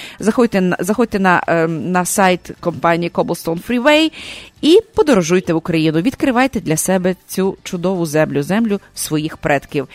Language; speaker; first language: Ukrainian; native; Ukrainian